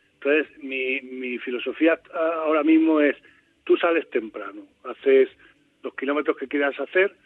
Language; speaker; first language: Spanish; native; Spanish